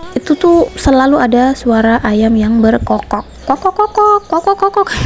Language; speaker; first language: Indonesian; non-native, local second language; Javanese